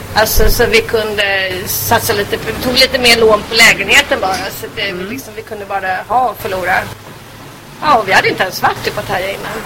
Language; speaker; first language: Swedish; native; Swedish